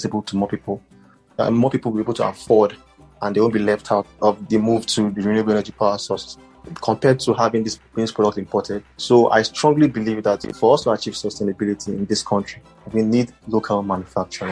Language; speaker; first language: English; non-native, local second language; Hausa